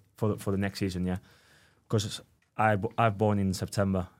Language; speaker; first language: English; non-native, fluent; Spanish